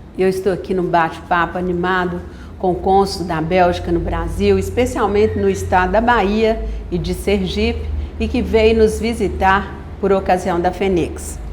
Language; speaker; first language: Portuguese; native; Portuguese